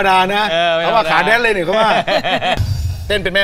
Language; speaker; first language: Thai; native; Thai